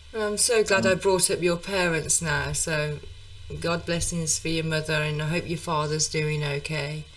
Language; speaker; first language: English; native; English